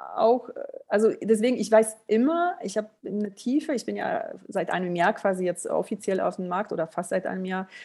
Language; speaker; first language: German; early bilingual, other home language; Polish